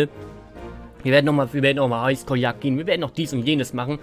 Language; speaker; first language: German; native; German